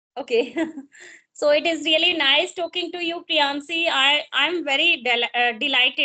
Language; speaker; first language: English; non-native, local second language; Hindi